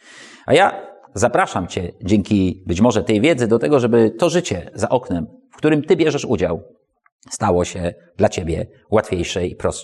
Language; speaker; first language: Polish; native; Polish